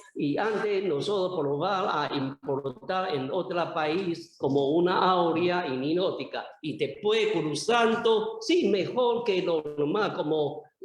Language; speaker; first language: Spanish; non-native, learner; Chinese